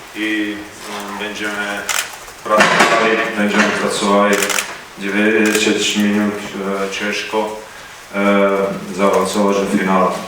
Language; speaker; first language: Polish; non-native, learner; Croatian